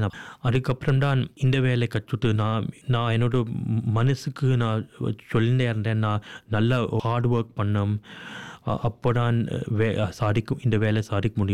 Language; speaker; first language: Tamil; early bilingual, heritage; Tamil